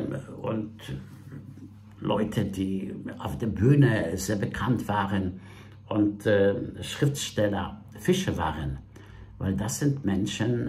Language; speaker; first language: German; non-native, fluent; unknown